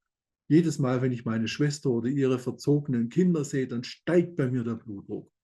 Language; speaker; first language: German; native; German